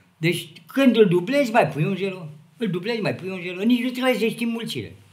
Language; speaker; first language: Romanian; native; Romanian